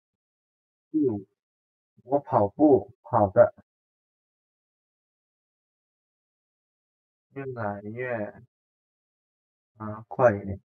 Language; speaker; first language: Chinese; non-native, fluent; Indonesian